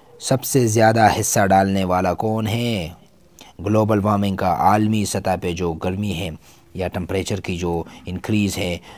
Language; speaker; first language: Urdu; non-native, local second language; Pashto